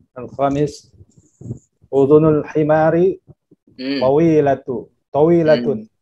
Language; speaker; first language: Arabic; non-native, learner; Indonesian